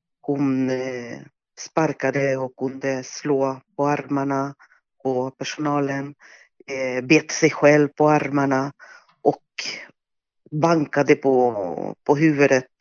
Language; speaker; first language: Swedish; non-native, fluent; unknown